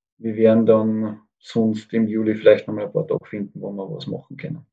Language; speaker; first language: German; native; German